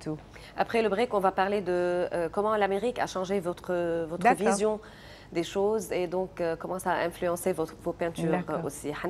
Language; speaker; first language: French; non-native, local second language; Arabic